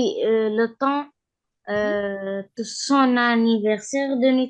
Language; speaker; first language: French; non-native, learner; Arabic